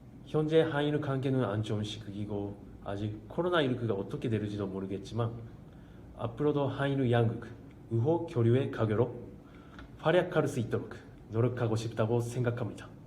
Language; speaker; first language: Korean; non-native, fluent; Japanese